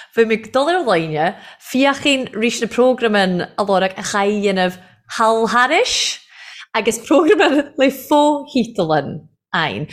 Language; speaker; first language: Irish; native; Irish